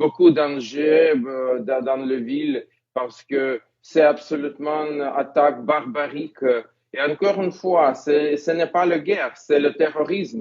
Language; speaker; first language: French; non-native, fluent; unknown